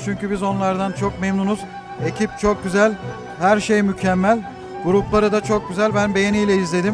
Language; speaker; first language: Turkish; native; Turkish